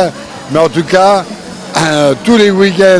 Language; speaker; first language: French; native; French